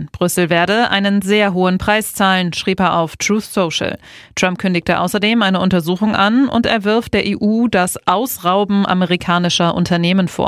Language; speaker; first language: German; native; German